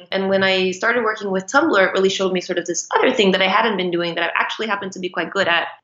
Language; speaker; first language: English; non-native, fluent; Portuguese